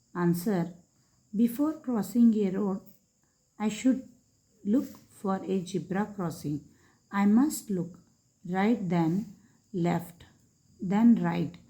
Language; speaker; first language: English; non-native, local second language; Kannada